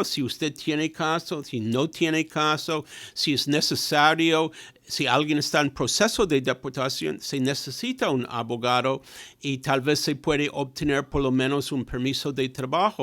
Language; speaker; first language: Spanish; non-native, fluent; English